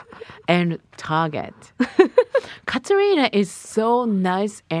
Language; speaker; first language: English; non-native, learner; Japanese